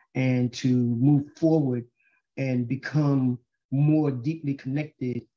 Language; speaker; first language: English; native; English